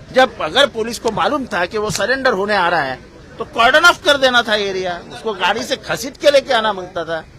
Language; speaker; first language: Hindi; non-native, local second language; Marathi